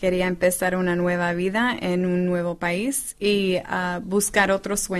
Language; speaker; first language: Spanish; non-native, fluent; English